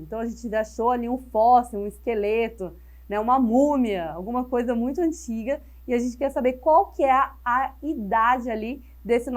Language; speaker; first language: Portuguese; native; Portuguese